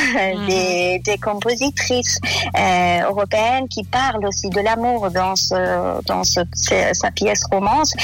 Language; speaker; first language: French; non-native, fluent; Persian